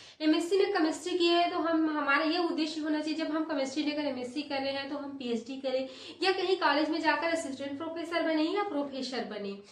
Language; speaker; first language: Hindi; native; Hindi